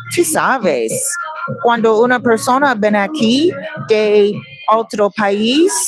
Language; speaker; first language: Spanish; non-native, learner; English